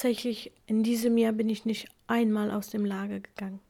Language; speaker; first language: German; non-native, fluent; Kurdish